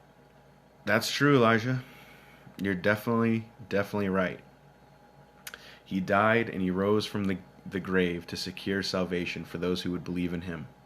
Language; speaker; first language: English; native; English